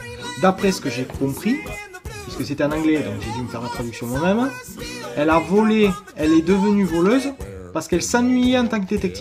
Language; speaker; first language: French; native; French